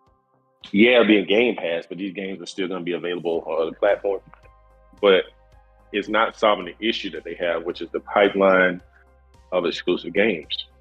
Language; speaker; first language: English; native; English